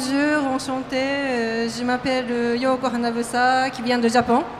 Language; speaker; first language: French; non-native, fluent; Japanese